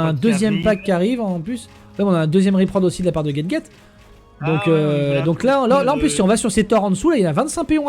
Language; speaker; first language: French; native; French